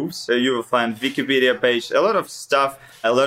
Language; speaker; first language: English; non-native, learner; Russian